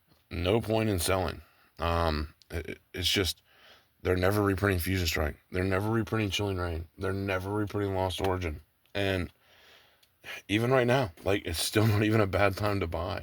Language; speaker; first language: English; native; English